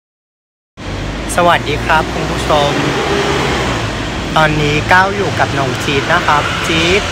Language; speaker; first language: Thai; non-native, fluent; Vietnamese